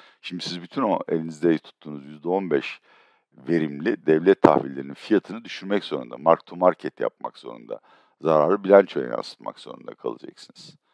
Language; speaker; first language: Turkish; native; Turkish